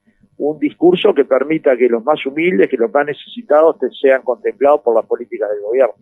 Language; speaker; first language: Spanish; native; Spanish